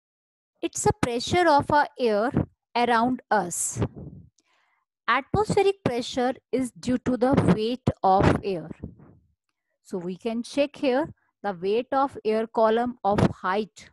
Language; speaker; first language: English; non-native, local second language; Hindi